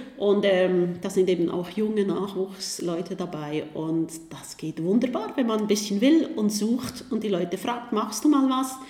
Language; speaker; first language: German; native; German